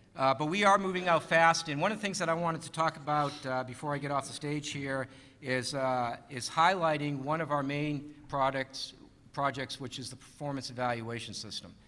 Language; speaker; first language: English; native; English